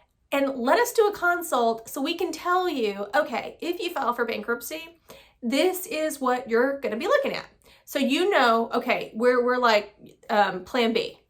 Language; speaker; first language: English; native; English